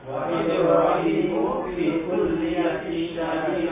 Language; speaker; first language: Arabic; non-native, learner; Indonesian